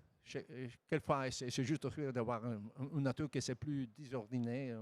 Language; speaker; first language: French; non-native, fluent; Italian